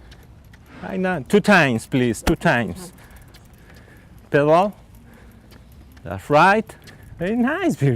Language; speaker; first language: English; non-native, learner; Spanish